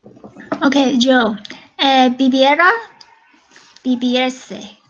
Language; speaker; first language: Spanish; non-native, learner; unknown